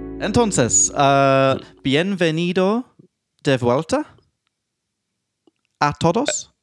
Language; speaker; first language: Spanish; non-native, learner; English